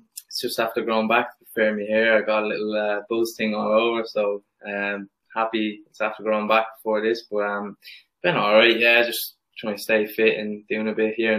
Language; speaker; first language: English; native; English